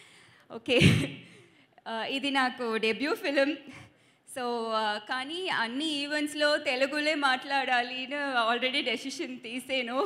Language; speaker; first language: Telugu; non-native, learner; Tamil